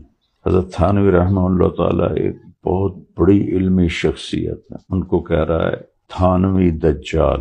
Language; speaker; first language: Urdu; native; Urdu